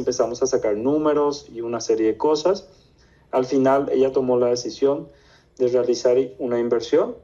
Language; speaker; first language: Spanish; native; Spanish